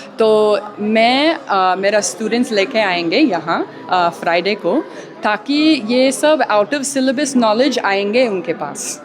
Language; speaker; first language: Hindi; early bilingual, heritage; English